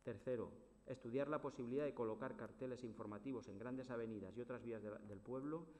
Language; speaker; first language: Spanish; non-native, local second language; Catalan